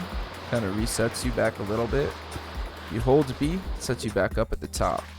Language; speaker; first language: English; native; English